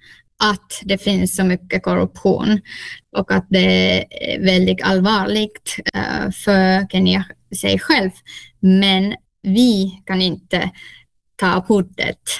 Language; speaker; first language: Swedish; non-native, local second language; Finnish